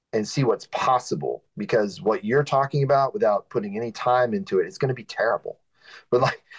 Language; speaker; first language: English; native; English